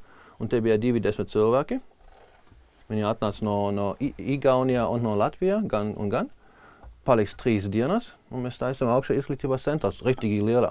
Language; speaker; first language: Latvian; non-native, learner; German